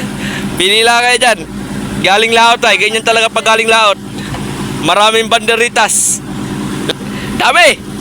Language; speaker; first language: Filipino; native; Filipino